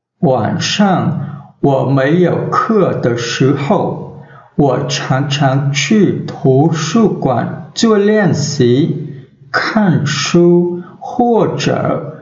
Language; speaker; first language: Chinese; non-native, fluent; Vietnamese